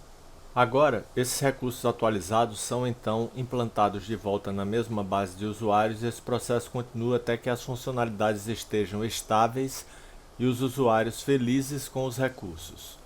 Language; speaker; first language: Portuguese; native; Portuguese